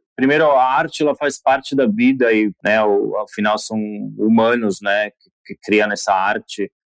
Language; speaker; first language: Portuguese; non-native, fluent; Slovak